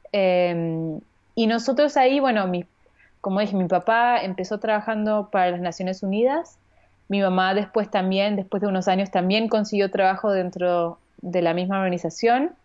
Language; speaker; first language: Spanish; early bilingual, heritage; Spanish